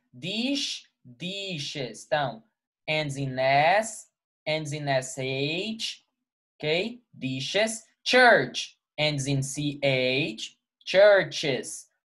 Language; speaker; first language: English; non-native, fluent; Portuguese